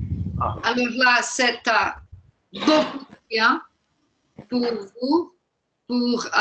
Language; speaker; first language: French; non-native, fluent; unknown